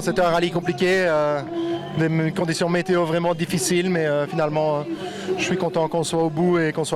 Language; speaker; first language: French; native; French